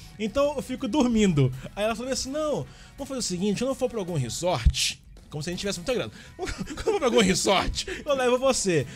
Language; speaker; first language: Portuguese; native; Portuguese